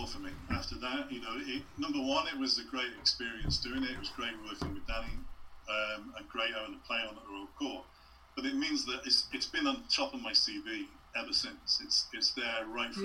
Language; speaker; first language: English; native; English